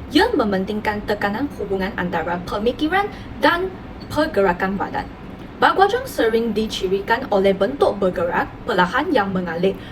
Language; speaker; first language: Malay; non-native, local second language; Chinese